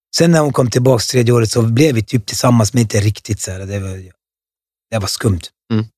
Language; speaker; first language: Swedish; early bilingual, other home language; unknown